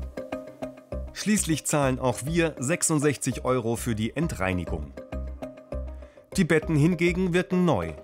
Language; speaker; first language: German; native; German